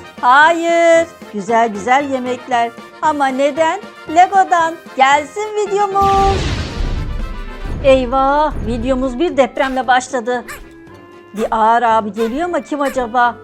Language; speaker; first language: Turkish; native; Turkish